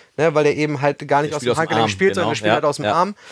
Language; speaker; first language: German; native; German